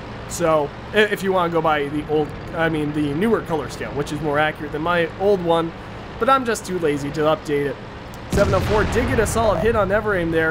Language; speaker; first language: English; native; English